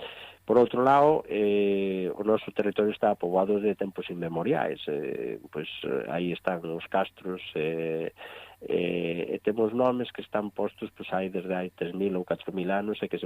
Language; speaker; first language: Galician; native; Galician